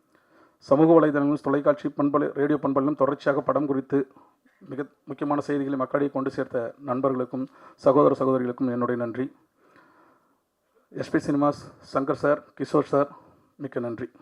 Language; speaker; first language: Tamil; native; Tamil